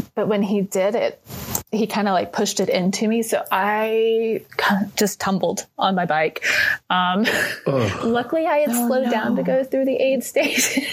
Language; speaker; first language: English; native; English